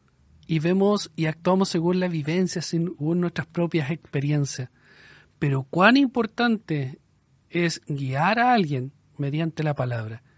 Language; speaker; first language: Spanish; native; Spanish